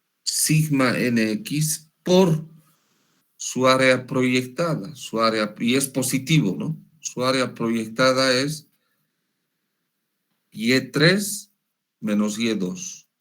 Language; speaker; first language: Spanish; native; Spanish